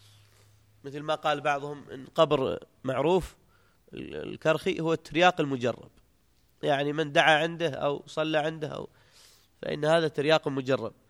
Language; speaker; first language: Arabic; native; Arabic